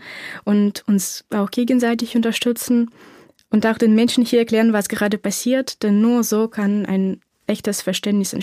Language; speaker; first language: German; non-native, fluent; Ukrainian